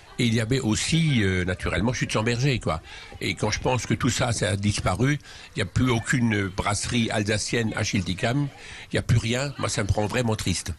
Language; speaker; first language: French; non-native, local second language; Swiss German